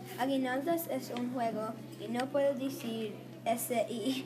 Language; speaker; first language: Spanish; non-native, learner; English